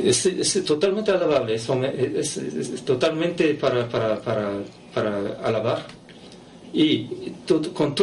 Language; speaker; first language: Spanish; non-native, fluent; Japanese